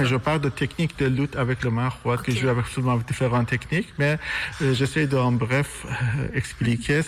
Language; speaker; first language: French; non-native, fluent; Persian